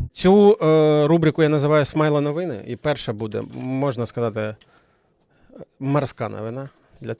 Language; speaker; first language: Ukrainian; native; Ukrainian